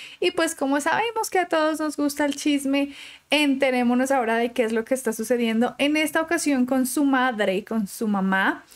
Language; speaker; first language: Spanish; native; Spanish